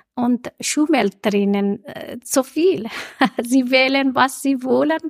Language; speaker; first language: German; non-native, fluent; Persian